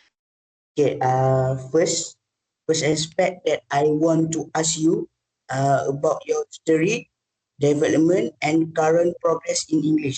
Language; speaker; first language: English; non-native, learner; Malay